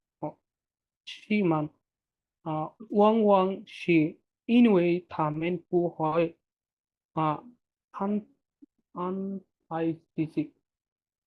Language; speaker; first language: Chinese; non-native, learner; Bangla